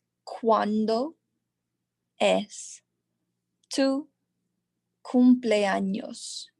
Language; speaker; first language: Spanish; non-native, learner; English